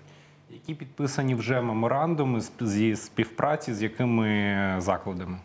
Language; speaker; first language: Ukrainian; native; Ukrainian